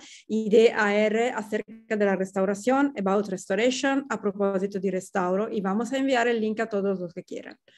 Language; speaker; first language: Spanish; non-native, fluent; Italian